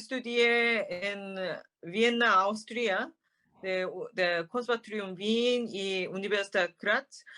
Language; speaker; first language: Spanish; non-native, learner; Korean